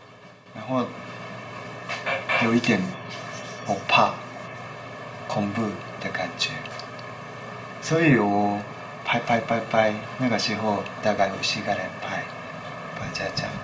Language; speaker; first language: Chinese; non-native, learner; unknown